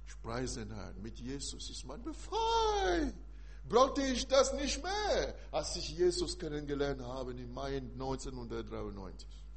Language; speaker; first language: German; non-native, learner; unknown